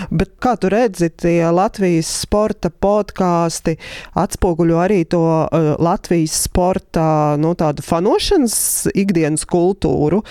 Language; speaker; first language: Latvian; native; Latvian